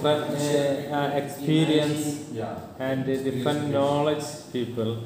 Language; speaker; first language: English; non-native, learner; Malayalam